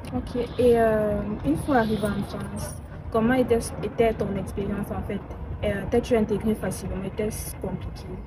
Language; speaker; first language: French; native; French